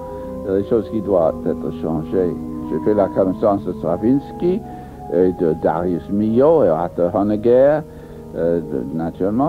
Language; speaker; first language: French; non-native, fluent; English